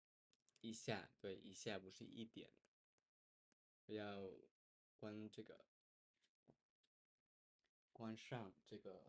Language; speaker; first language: Chinese; non-native, learner; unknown